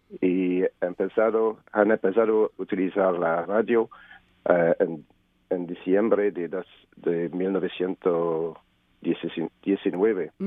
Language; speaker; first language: Spanish; non-native, learner; French